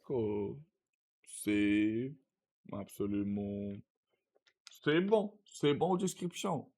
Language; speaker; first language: French; non-native, learner; Russian